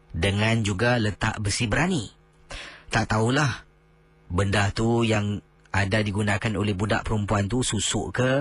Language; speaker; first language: Malay; native; Malay